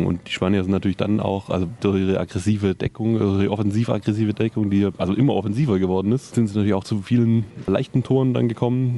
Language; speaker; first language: German; native; German